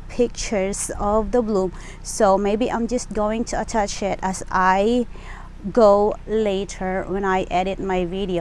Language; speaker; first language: English; non-native, local second language; Filipino